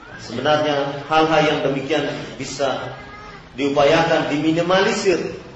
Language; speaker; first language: Indonesian; native; Indonesian